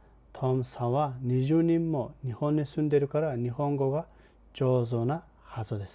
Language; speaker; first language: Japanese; non-native, fluent; Mongolian